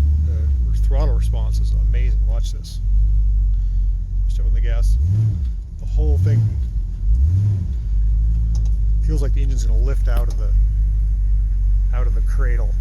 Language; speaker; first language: English; native; English